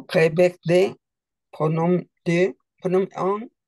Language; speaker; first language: French; non-native, learner; Spanish